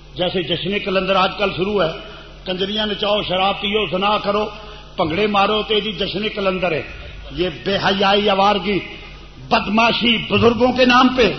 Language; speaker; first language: Urdu; non-native, local second language; Punjabi